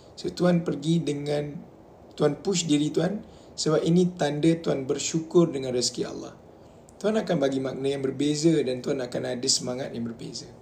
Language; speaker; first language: Malay; native; Malay